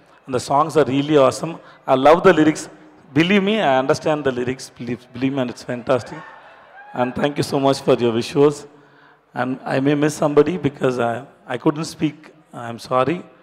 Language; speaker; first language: English; non-native, local second language; Tamil